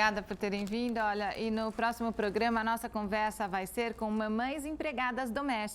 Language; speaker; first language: Portuguese; native; Portuguese